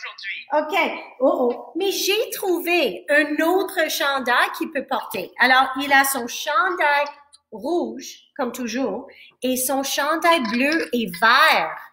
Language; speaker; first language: French; non-native, fluent; English